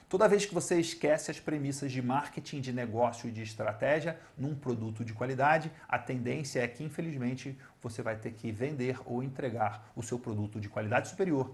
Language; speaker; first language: Portuguese; native; Portuguese